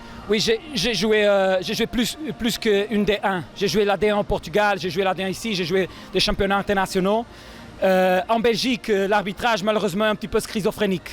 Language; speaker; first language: French; non-native, fluent; Portuguese